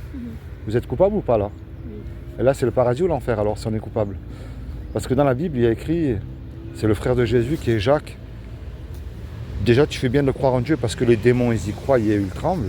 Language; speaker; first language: French; native; French